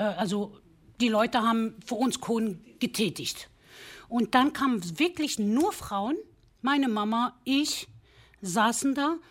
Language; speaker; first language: German; early bilingual, other home language; Kurdish